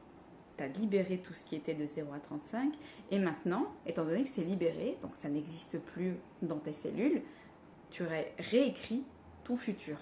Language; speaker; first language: French; native; French